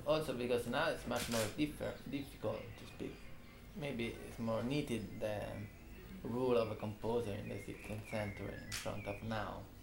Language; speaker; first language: English; non-native, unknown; Italian